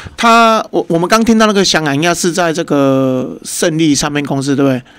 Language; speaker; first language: Chinese; native; Chinese